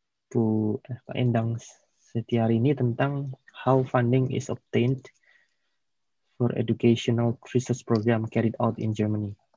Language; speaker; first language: English; non-native, fluent; Indonesian